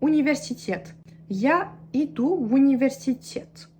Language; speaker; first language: Russian; non-native, fluent; Turkish